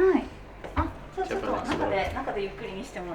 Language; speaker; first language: Japanese; native; Japanese